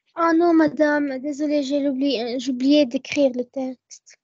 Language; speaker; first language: French; non-native, learner; Arabic